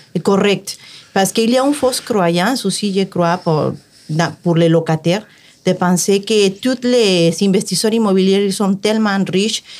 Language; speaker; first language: French; non-native, fluent; Spanish